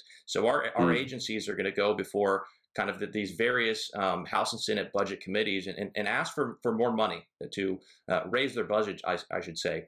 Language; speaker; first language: English; native; English